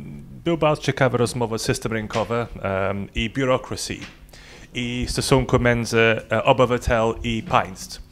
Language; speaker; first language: Polish; early bilingual, heritage; English